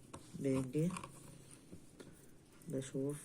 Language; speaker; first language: Arabic; native; Arabic